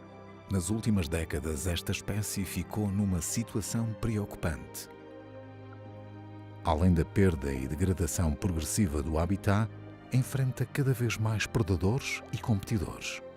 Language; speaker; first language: Portuguese; native; Portuguese